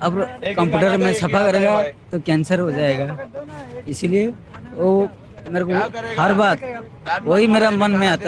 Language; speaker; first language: Hindi; non-native, local second language; Odia